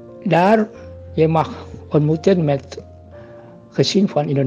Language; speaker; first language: Dutch; non-native, learner; Indonesian